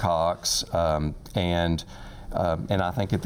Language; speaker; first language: English; native; English